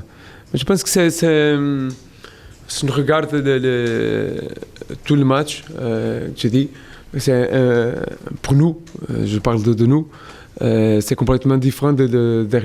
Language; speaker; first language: French; non-native, learner; Portuguese